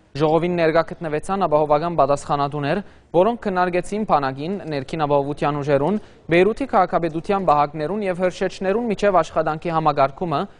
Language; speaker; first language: Armenian; early bilingual, heritage; Armenian